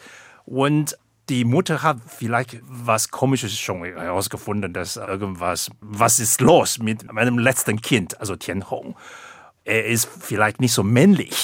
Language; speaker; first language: German; non-native, fluent; Chinese